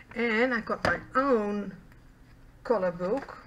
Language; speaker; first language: English; non-native, fluent; Dutch